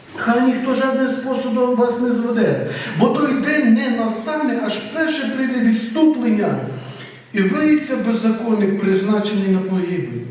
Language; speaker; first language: Ukrainian; native; Ukrainian